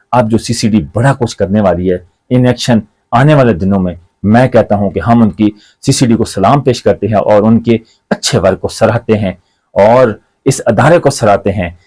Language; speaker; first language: Urdu; non-native, local second language; Punjabi